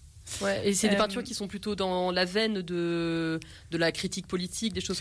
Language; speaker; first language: French; native; French